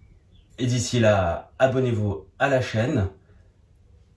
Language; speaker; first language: French; native; French